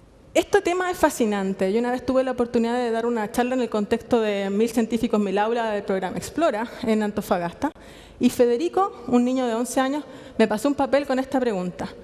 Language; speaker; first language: Spanish; native; Spanish